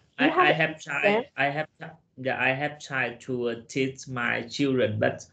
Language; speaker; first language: English; non-native, learner; Vietnamese